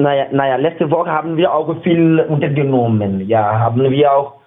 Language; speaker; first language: German; non-native, learner; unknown